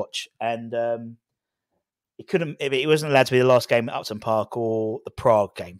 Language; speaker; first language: English; native; English